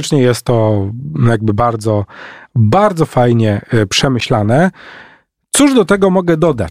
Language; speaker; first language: Polish; native; Polish